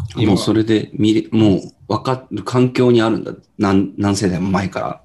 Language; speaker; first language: Japanese; non-native, fluent; English